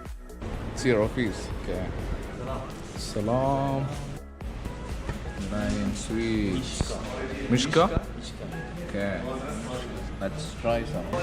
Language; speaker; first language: English; non-native, local second language; Malayalam